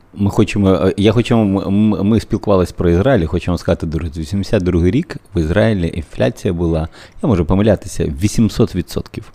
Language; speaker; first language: Ukrainian; native; Ukrainian